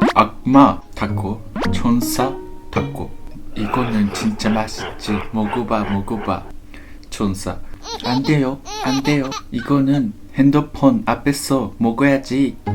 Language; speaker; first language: Korean; non-native, learner; Japanese